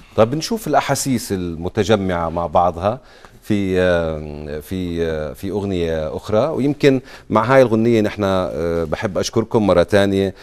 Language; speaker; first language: Arabic; native; Arabic